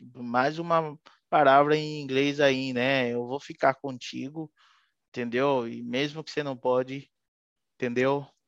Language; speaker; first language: Portuguese; non-native, fluent; Haitian Creole